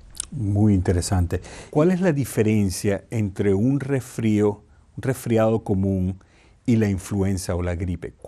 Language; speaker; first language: Spanish; native; Spanish